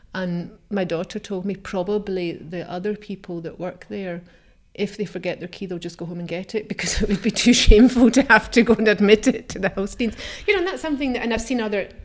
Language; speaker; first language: English; native; English